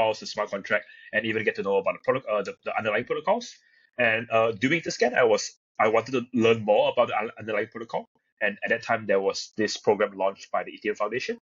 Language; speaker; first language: English; non-native, local second language; Chinese